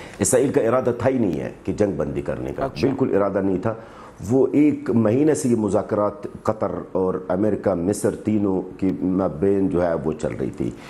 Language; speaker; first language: Urdu; non-native, fluent; Arabic